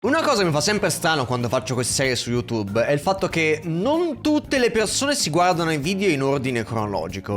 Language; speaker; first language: Italian; native; Italian